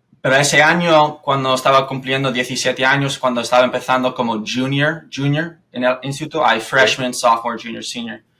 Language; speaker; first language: Spanish; non-native, fluent; English